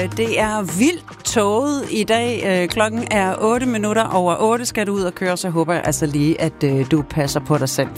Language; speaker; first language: Danish; native; Danish